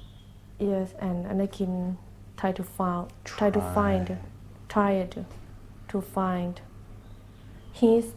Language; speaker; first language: English; non-native, learner; Thai